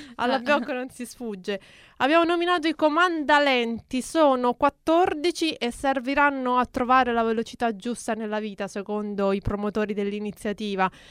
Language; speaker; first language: Italian; native; Italian